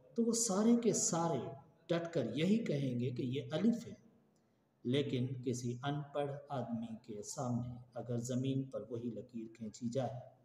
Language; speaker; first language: Urdu; non-native, local second language; Sindhi